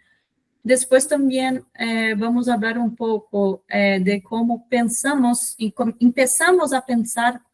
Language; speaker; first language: Spanish; non-native, fluent; Portuguese